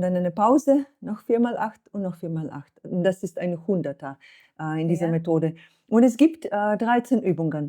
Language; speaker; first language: German; non-native, fluent; Slovenian